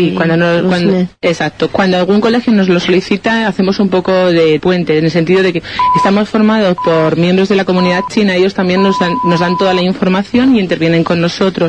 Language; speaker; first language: Spanish; native; Spanish